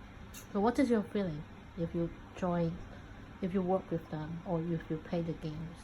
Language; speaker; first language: English; non-native, local second language; Cantonese